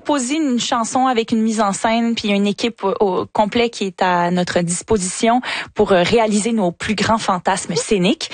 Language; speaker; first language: French; native; French